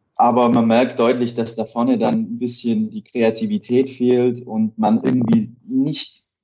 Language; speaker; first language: German; native; German